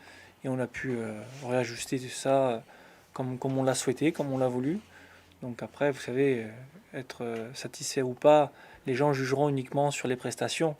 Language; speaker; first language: French; native; French